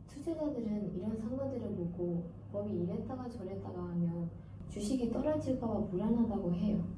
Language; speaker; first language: Korean; non-native, learner; Burmese